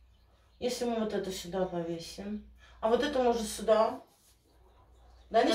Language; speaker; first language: Russian; native; Russian